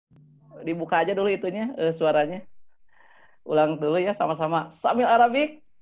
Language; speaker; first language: Indonesian; native; Indonesian